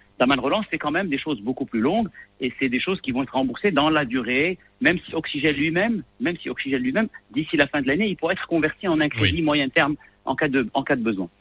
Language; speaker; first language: French; non-native, local second language; Arabic